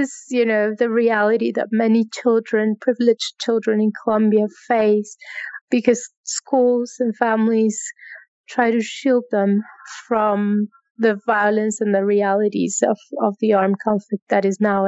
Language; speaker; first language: English; non-native, fluent; Spanish